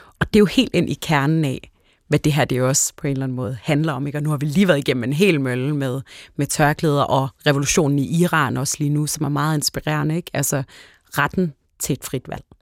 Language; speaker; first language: Danish; early bilingual, other home language; Arabic